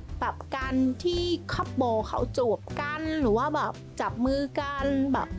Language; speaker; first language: Thai; non-native, fluent; Vietnamese